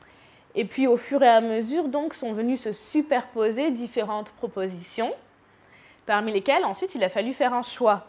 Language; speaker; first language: French; native; French